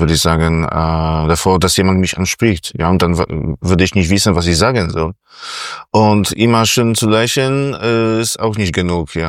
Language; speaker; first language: German; non-native, fluent; Polish